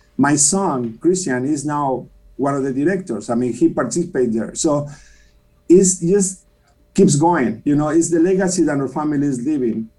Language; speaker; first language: English; non-native, fluent; Spanish